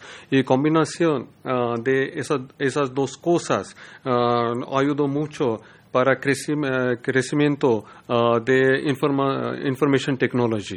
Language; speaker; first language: Spanish; non-native, learner; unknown